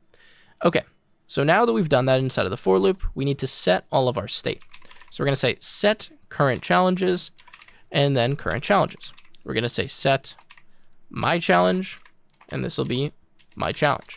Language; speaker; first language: English; native; English